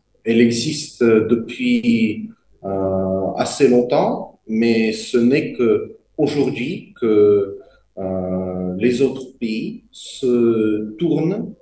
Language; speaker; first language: French; non-native, fluent; Russian